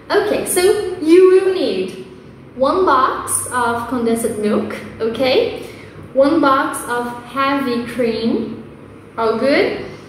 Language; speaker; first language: English; non-native, fluent; Portuguese